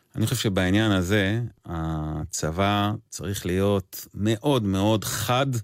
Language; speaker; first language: Hebrew; native; Hebrew